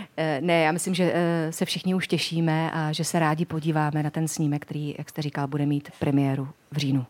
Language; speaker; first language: Czech; native; Czech